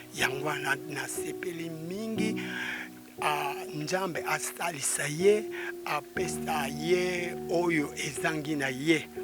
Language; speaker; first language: Lingala; non-native, local second language; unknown